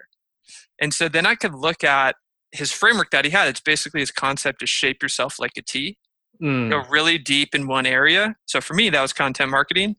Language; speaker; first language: English; native; English